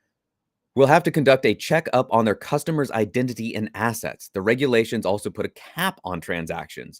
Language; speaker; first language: English; native; English